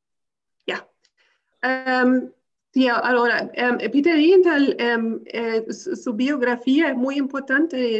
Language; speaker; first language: Spanish; non-native, fluent; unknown